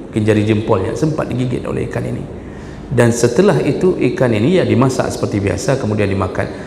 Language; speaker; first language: Malay; non-native, local second language; Achinese